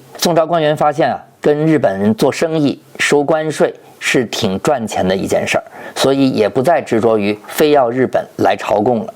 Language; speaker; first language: Chinese; native; Chinese